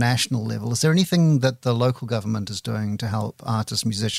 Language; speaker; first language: English; native; English